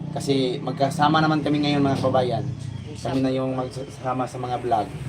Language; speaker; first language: Filipino; native; Filipino